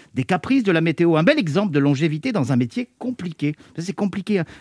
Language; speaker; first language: French; native; French